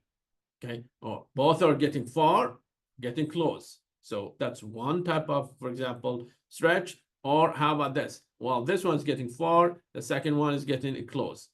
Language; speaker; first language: English; non-native, fluent; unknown